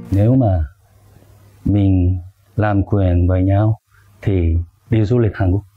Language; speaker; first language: Vietnamese; non-native, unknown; Korean